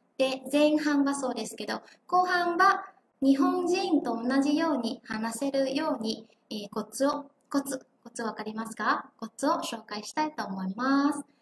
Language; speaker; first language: Japanese; non-native, fluent; Vietnamese